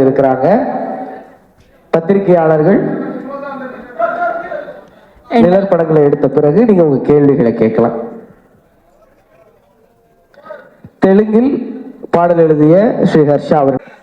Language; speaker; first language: Tamil; native; Tamil